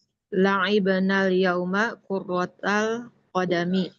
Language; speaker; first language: Arabic; non-native, learner; Indonesian